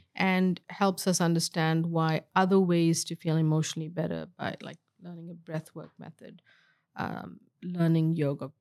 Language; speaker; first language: English; native; English